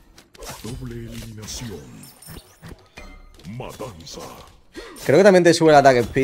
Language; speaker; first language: Spanish; native; Spanish